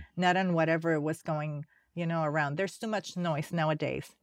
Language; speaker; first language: English; non-native, fluent; Spanish